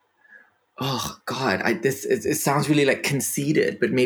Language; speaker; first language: English; non-native, fluent; Danish